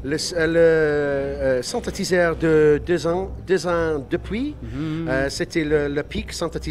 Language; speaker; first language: French; non-native, learner; English